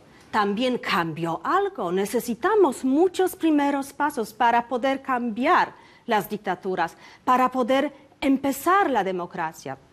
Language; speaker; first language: Spanish; non-native, fluent; Polish